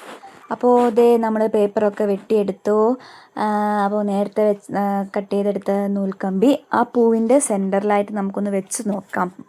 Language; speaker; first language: Malayalam; native; Malayalam